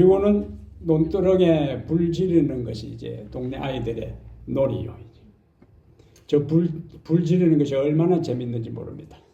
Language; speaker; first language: Korean; native; Korean